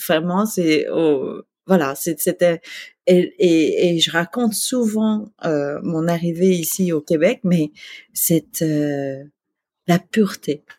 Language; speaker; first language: French; early bilingual, other home language; Vietnamese